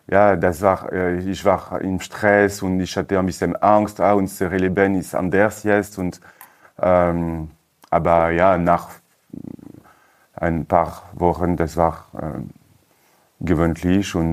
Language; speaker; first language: German; non-native, learner; French